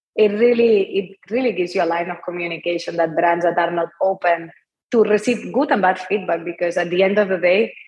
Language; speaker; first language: English; non-native, fluent; Spanish